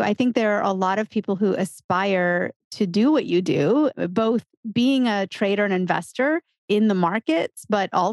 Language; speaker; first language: English; native; English